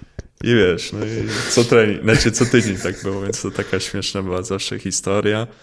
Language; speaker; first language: Polish; early bilingual, heritage; Polish